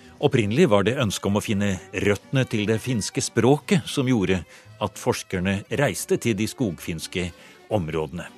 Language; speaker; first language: Norwegian; native; Norwegian